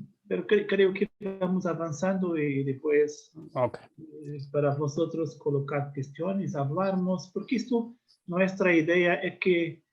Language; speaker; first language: Spanish; non-native, learner; Portuguese